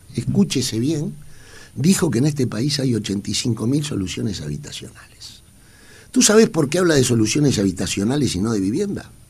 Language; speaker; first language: Spanish; native; Spanish